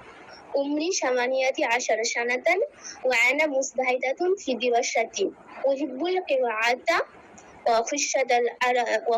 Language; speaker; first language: Arabic; non-native, learner; Bangla